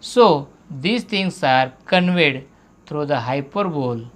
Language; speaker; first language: English; non-native, local second language; Marathi